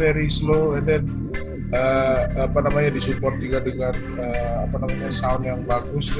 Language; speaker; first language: Indonesian; native; Indonesian